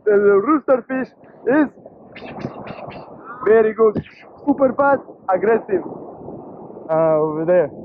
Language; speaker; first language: English; non-native, learner; French